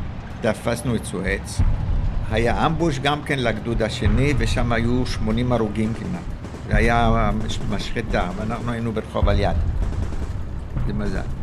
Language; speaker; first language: Hebrew; early bilingual, other home language; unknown